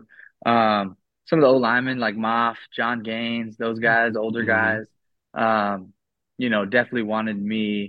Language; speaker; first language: English; native; English